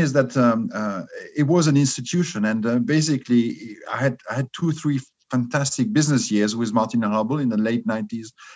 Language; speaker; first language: English; non-native, fluent; French